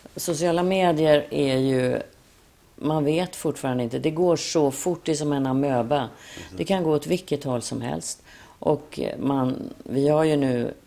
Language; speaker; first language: Swedish; native; Swedish